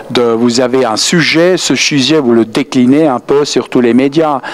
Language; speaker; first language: French; native; French